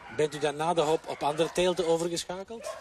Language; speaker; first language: Dutch; native; Dutch